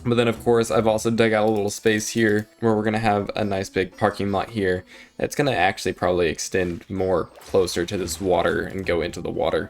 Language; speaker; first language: English; native; English